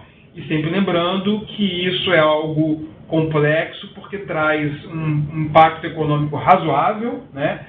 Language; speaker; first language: Portuguese; native; Portuguese